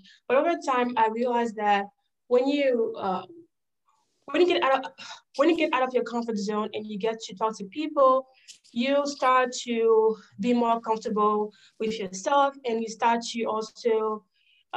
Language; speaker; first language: English; non-native, fluent; French